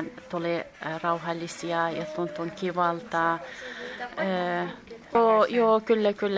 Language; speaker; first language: Finnish; non-native, learner; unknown